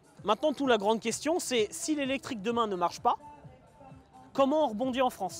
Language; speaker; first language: French; native; French